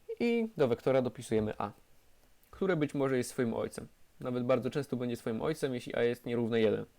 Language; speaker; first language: Polish; native; Polish